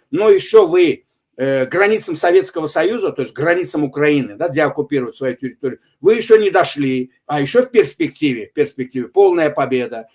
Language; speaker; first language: Russian; non-native, local second language; Azerbaijani